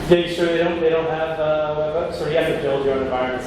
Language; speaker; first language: English; native; English